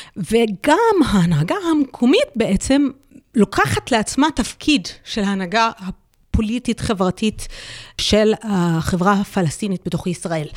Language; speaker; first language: Hebrew; non-native, local second language; Arabic